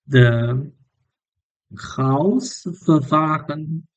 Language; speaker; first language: German; non-native, learner; English